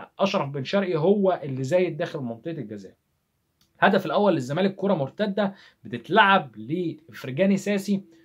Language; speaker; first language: Arabic; native; Arabic